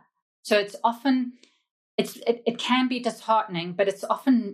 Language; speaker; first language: English; native; English